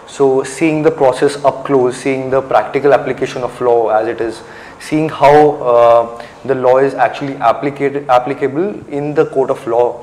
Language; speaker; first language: English; non-native, local second language; Hindi